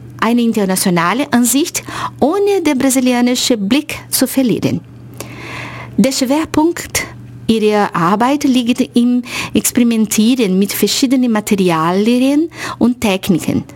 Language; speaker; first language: German; non-native, fluent; Portuguese